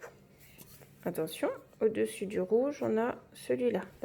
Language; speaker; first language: French; native; French